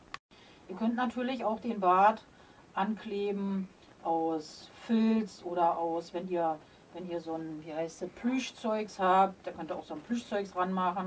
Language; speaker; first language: German; native; German